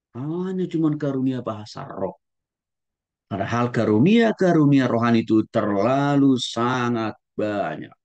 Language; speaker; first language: Indonesian; non-native, local second language; Batak Toba